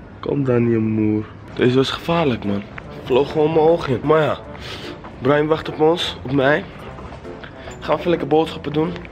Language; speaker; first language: Dutch; early bilingual, other home language; Arabic